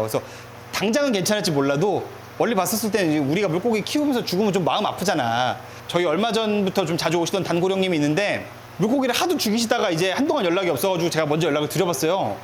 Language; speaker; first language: Korean; native; Korean